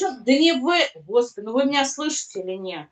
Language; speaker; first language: Russian; native; Russian